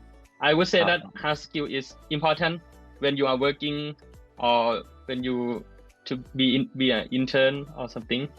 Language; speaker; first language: English; non-native, learner; Thai